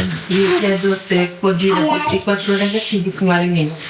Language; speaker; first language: Italian; non-native, learner; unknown